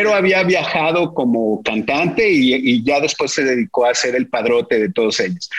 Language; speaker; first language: Spanish; native; Spanish